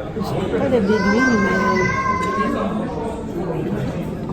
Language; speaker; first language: French; non-native, fluent; Dutch